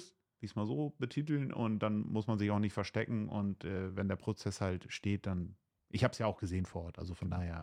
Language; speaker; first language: German; native; German